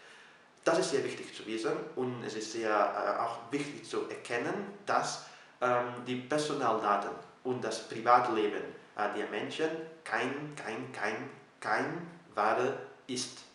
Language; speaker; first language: German; non-native, fluent; Catalan